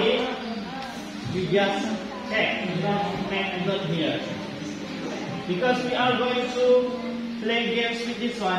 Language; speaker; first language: English; non-native, learner; Indonesian